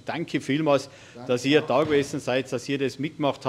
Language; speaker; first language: German; native; German